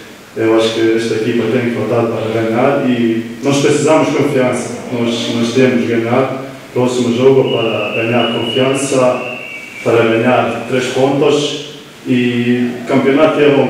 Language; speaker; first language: Portuguese; non-native, learner; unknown